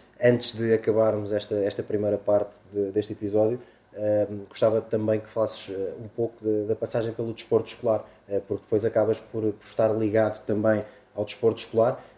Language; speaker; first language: Portuguese; native; Portuguese